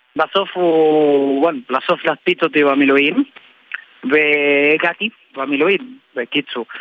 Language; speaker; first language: Hebrew; non-native, learner; Spanish